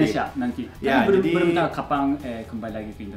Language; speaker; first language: Indonesian; non-native, learner; Japanese